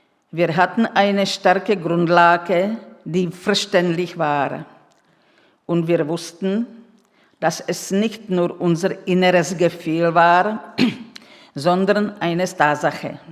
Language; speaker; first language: German; non-native, fluent; Czech